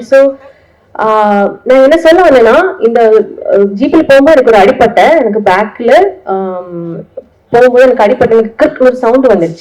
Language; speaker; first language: Tamil; non-native, learner; Malayalam